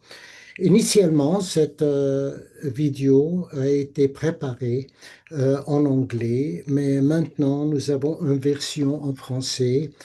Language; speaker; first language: French; non-native, fluent; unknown